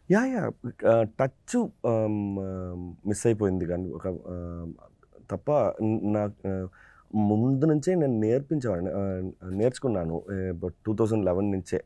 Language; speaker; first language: Telugu; non-native, fluent; Tamil